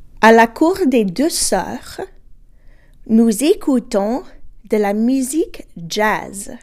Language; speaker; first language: French; non-native, fluent; English